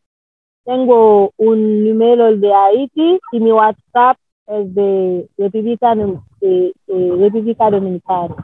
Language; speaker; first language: Spanish; non-native, learner; Haitian Creole